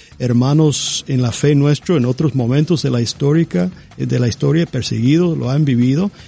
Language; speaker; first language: Spanish; non-native, fluent; English